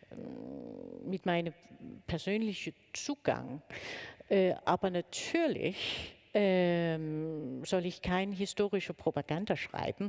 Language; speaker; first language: German; non-native, fluent; Danish